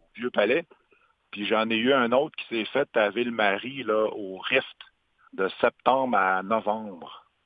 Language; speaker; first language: French; non-native, local second language; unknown